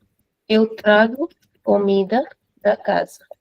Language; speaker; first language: Portuguese; non-native, fluent; Hindi